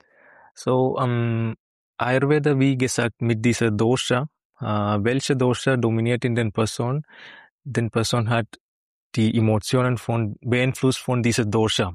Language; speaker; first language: German; non-native, learner; Malayalam